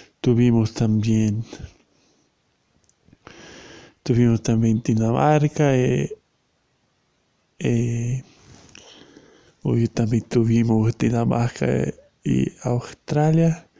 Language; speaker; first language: Spanish; non-native, learner; Portuguese